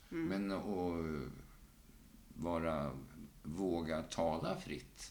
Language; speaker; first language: Swedish; native; Swedish